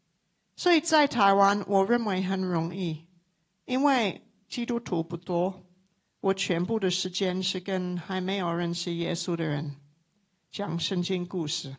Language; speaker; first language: Chinese; non-native, local second language; English